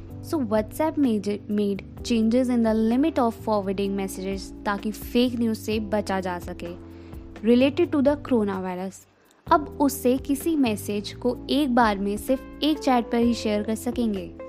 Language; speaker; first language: Hindi; native; Hindi